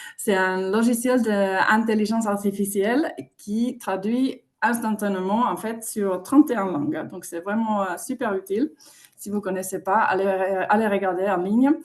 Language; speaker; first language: French; non-native, fluent; Finnish